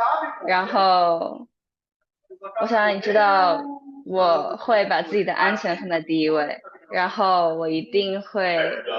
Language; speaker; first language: Chinese; early bilingual, heritage; Chinese